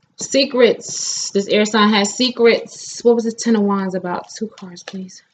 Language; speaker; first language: English; native; English